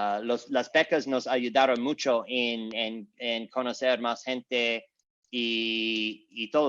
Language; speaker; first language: Spanish; non-native, learner; English